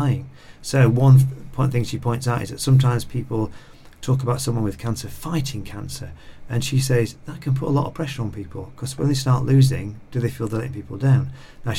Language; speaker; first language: English; native; English